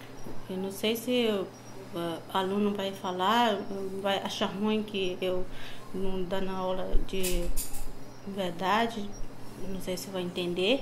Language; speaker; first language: Portuguese; non-native, local second language; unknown